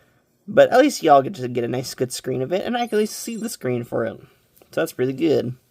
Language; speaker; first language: English; native; English